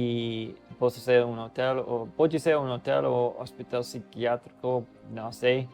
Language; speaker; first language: Portuguese; non-native, learner; English